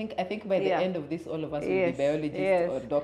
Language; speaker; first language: English; native; English